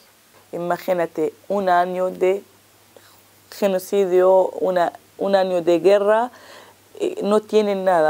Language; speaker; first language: Spanish; non-native, learner; Arabic